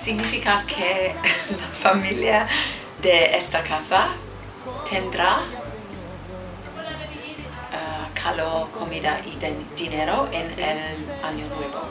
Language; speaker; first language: Spanish; non-native, learner; English